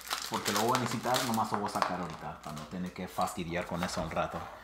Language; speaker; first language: Spanish; early bilingual, heritage; Spanish